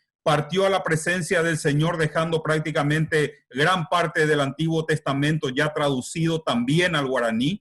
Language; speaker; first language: Spanish; native; Spanish